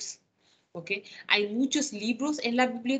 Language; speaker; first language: Spanish; non-native, fluent; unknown